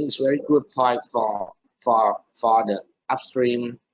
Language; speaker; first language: English; non-native, learner; Thai